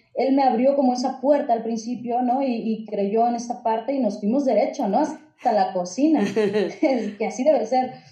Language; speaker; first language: Spanish; native; Spanish